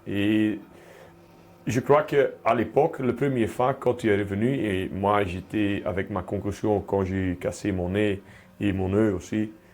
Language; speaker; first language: French; non-native, local second language; Dutch